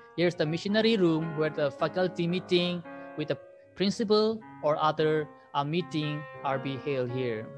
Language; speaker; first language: English; non-native, fluent; Burmese